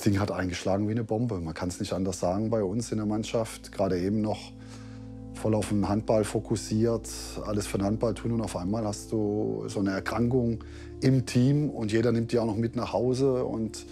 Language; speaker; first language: German; native; German